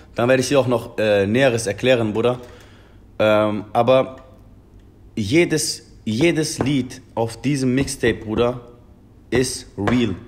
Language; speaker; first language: German; early bilingual, other home language; Persian